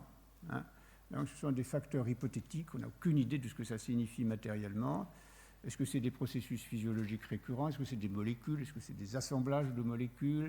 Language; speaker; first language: French; native; French